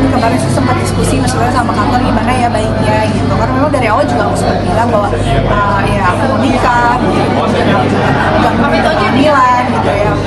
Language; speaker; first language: Indonesian; native; Indonesian